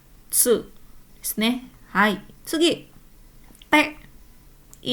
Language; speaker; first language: Japanese; non-native, fluent; Indonesian